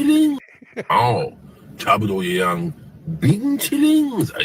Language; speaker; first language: Chinese; non-native, learner; English